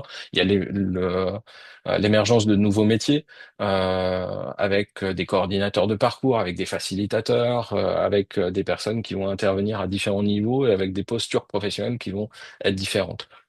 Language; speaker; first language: French; native; French